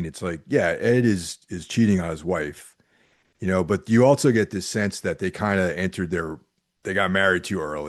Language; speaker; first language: English; native; English